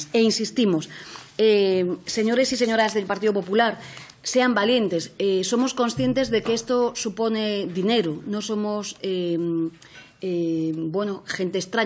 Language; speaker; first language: Spanish; native; Spanish